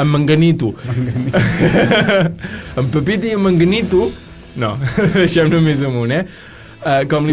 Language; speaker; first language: Catalan; native; Catalan